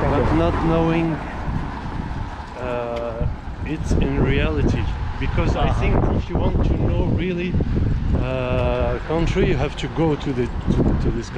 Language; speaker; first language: English; non-native, fluent; French